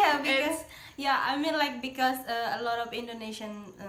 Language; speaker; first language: English; non-native, learner; Indonesian